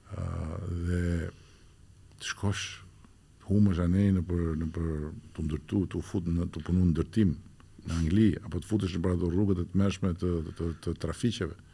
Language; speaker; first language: Albanian; native; Albanian